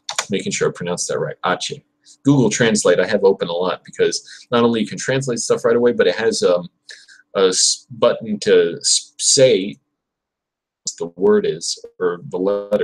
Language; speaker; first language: English; native; English